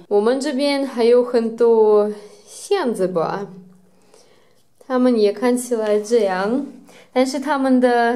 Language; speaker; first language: Chinese; non-native, fluent; Russian